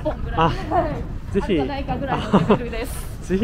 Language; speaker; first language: Japanese; non-native, fluent; Chinese